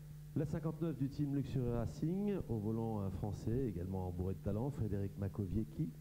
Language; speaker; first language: French; native; French